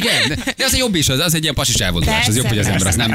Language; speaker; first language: Hungarian; native; Hungarian